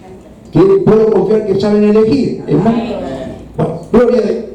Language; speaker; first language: Spanish; native; Spanish